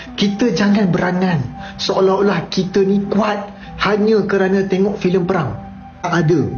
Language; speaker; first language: Malay; native; Malay